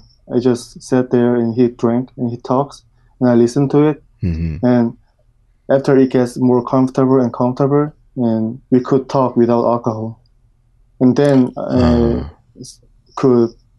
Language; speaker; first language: English; non-native, fluent; Korean